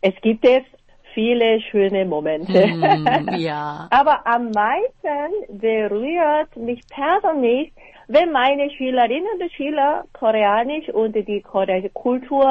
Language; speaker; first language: German; non-native, fluent; Korean